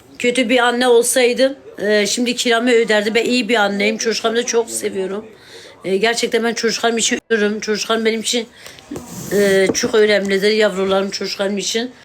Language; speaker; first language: Turkish; non-native, local second language; Kurdish